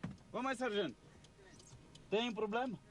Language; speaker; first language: Portuguese; native; Portuguese